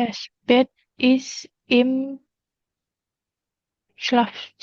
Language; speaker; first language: German; non-native, learner; Indonesian